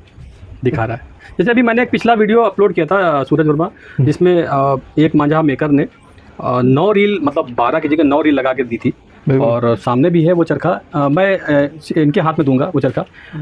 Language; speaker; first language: Hindi; native; Hindi